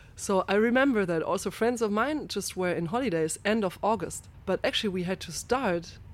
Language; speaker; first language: English; non-native, fluent; German